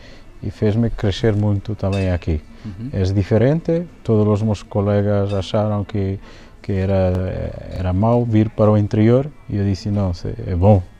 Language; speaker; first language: Spanish; non-native, learner; Portuguese